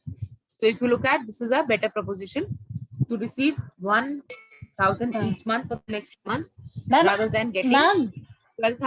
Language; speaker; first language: English; non-native, local second language; Hindi